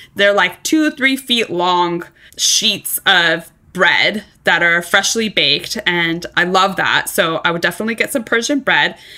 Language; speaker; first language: English; early bilingual, other home language; Persian